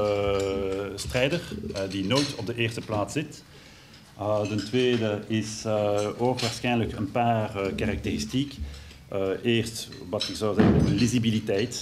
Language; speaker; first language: Dutch; non-native, local second language; French